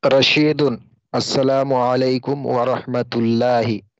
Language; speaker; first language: Arabic; non-native, learner; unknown